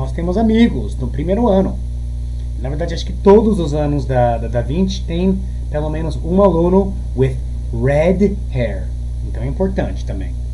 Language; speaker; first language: Portuguese; non-native, fluent; English